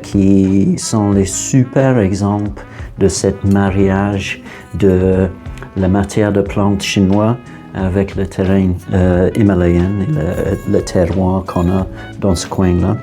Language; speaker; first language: French; non-native, fluent; English